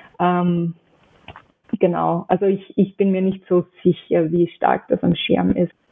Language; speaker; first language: German; non-native, fluent; English